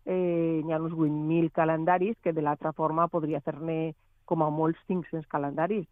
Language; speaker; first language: Catalan; native; Catalan